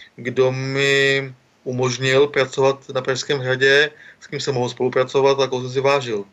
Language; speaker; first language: Czech; native; Czech